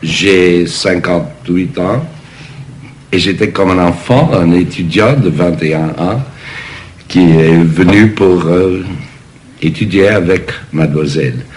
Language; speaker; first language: French; non-native, fluent; English